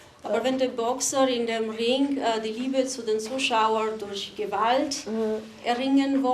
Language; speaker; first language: German; non-native, fluent; Albanian